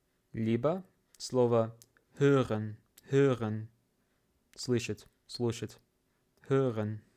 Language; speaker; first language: Russian; non-native, fluent; English